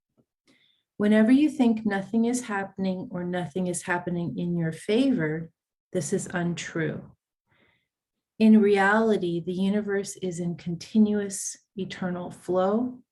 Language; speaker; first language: English; native; English